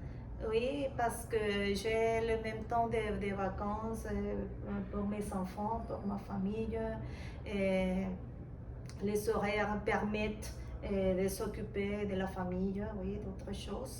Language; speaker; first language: French; non-native, fluent; Spanish